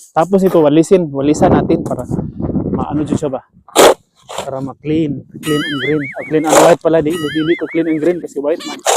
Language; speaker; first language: Filipino; non-native, local second language; Cebuano